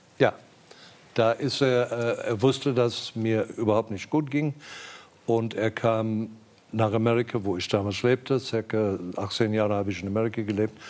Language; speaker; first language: German; non-native, fluent; English